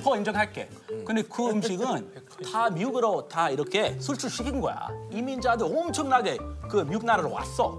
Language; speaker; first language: Korean; non-native, fluent; English